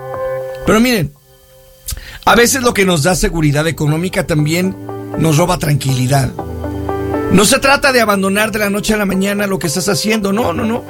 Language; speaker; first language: Spanish; native; Spanish